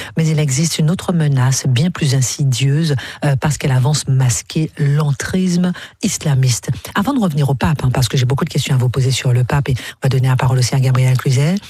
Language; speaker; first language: French; native; French